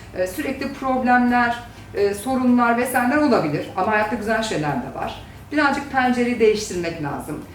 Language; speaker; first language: Turkish; early bilingual, heritage; Turkish